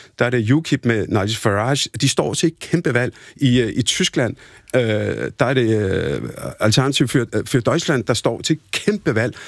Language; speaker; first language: Danish; early bilingual, other home language; Punjabi